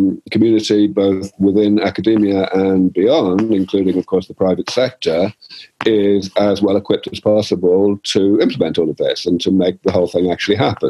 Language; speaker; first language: English; native; English